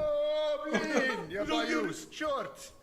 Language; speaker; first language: Russian; non-native, learner; English